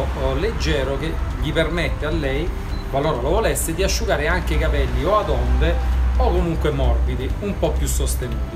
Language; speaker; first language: Italian; native; Italian